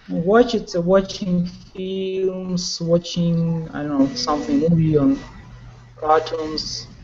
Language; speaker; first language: English; non-native, learner; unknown